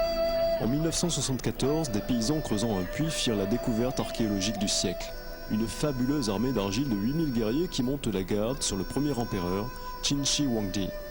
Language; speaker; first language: French; native; French